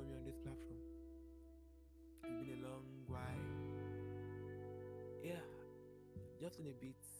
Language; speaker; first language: English; non-native, local second language; Yoruba